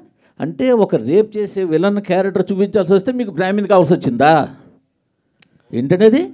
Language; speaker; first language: Telugu; native; Telugu